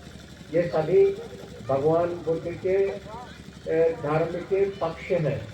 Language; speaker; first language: Hindi; native; Hindi